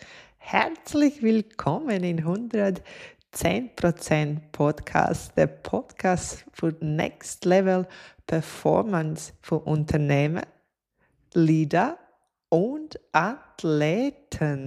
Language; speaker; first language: German; non-native, fluent; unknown